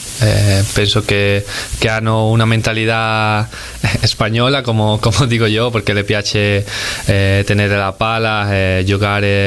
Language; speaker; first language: Italian; non-native, learner; Spanish